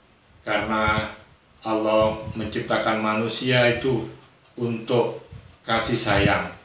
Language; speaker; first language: Indonesian; non-native, local second language; Javanese